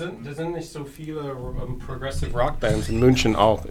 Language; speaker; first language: German; non-native, fluent; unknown